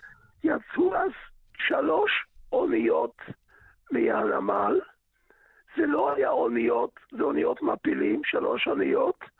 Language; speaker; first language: Hebrew; early bilingual, other home language; Yiddish